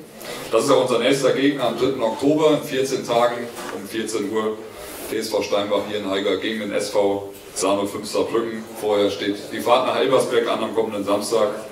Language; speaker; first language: German; native; German